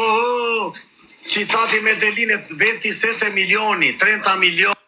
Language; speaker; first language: Italian; non-native, learner; Albanian